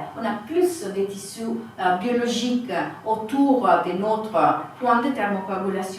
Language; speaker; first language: French; non-native, fluent; Italian